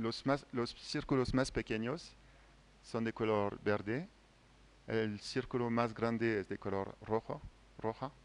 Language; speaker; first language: Spanish; non-native, fluent; French